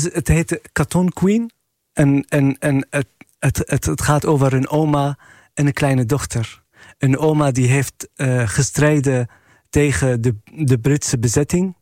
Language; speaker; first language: Dutch; non-native, fluent; Arabic